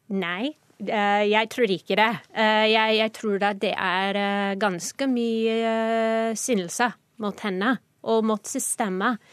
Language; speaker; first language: Norwegian; non-native, fluent; English